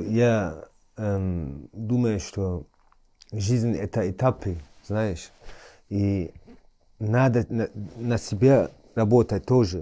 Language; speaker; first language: Russian; early bilingual, heritage; Chechen